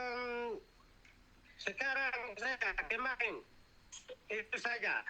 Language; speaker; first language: Indonesian; non-native, local second language; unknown